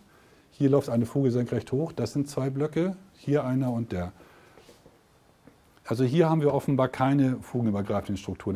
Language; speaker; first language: German; native; German